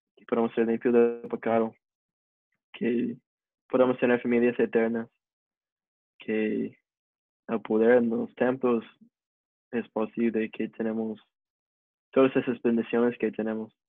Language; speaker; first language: Spanish; non-native, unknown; English